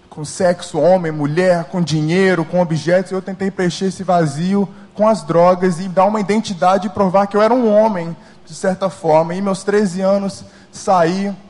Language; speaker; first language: Portuguese; early bilingual, heritage; English